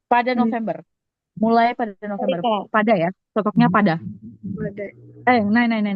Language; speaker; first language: Indonesian; native; Indonesian